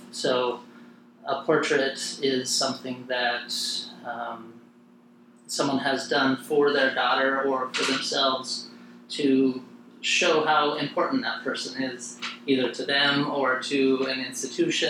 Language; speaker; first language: English; native; English